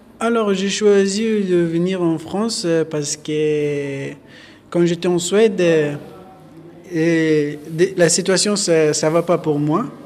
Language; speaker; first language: French; non-native, learner; Persian